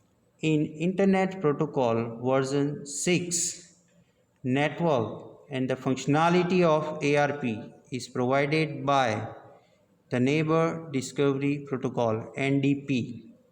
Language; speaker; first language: English; non-native, local second language; Gujarati